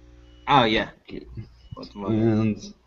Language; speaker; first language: English; non-native, learner; Portuguese